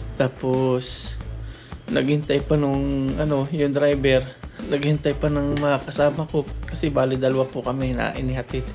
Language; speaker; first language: Filipino; native; Filipino